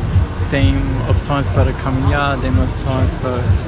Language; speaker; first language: Portuguese; non-native, fluent; Croatian